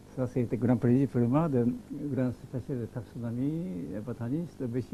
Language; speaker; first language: French; non-native, learner; Japanese